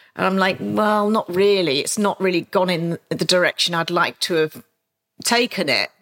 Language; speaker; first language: English; native; English